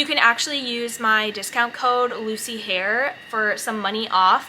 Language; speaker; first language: English; native; English